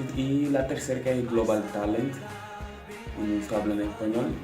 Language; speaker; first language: Spanish; non-native, local second language; Portuguese